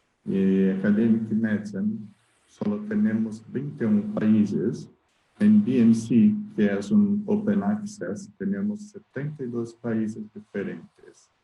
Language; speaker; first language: Spanish; non-native, learner; Portuguese